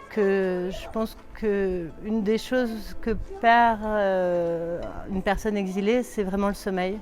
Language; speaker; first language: French; native; French